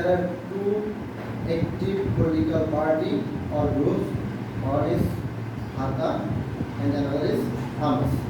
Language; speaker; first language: English; non-native, learner; Bangla